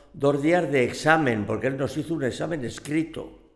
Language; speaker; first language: Spanish; native; Spanish